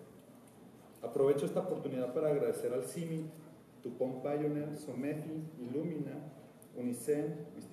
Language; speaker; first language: Spanish; native; Spanish